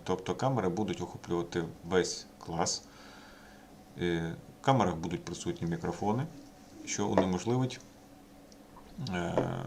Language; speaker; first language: Ukrainian; native; Ukrainian